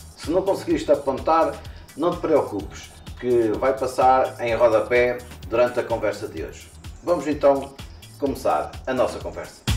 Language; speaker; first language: Portuguese; native; Portuguese